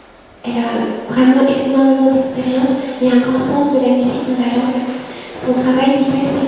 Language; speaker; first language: French; early bilingual, other home language; Vietnamese